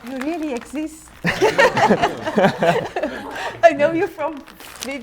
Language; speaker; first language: English; non-native, fluent; Dutch